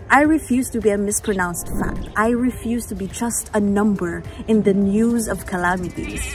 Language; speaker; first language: English; non-native, local second language; Waray